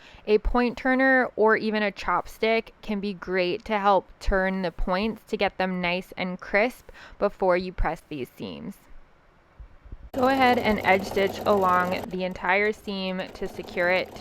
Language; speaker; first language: English; native; English